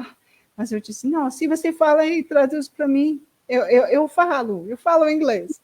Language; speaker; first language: Portuguese; non-native, learner; English